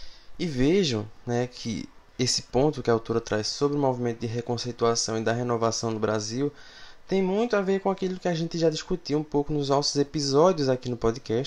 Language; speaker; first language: Portuguese; native; Portuguese